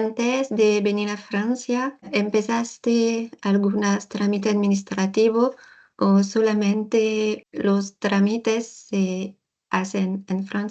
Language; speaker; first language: Spanish; non-native, learner; French